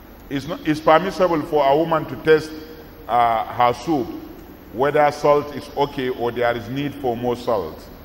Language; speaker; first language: English; non-native, local second language; Hausa